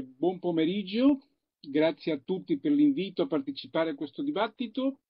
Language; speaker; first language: Italian; non-native, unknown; Spanish